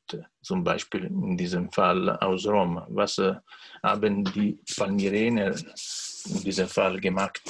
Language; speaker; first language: German; non-native, learner; Italian